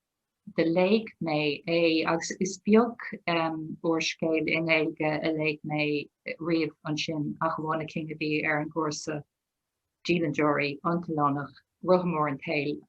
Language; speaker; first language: Irish; non-native, local second language; English